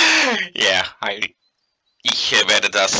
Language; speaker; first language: German; non-native, learner; Dutch